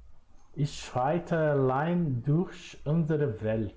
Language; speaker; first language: German; non-native, fluent; Portuguese